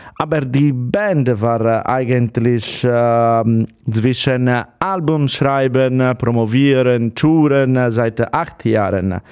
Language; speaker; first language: German; non-native, fluent; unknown